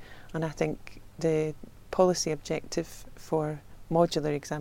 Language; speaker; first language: English; native; English